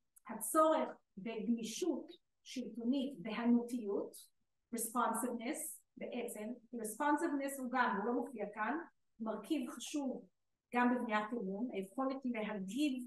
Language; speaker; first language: Hebrew; native; Hebrew